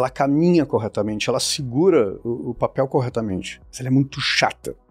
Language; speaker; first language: Portuguese; native; Portuguese